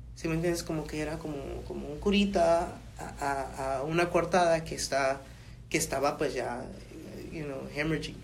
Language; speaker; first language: Spanish; early bilingual, heritage; Spanish